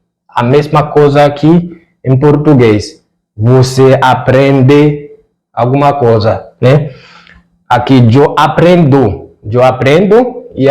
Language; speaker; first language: Portuguese; non-native, fluent; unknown